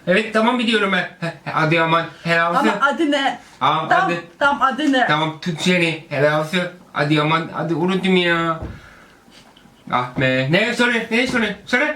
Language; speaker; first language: Turkish; non-native, learner; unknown